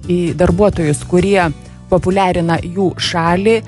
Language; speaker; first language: Lithuanian; native; Lithuanian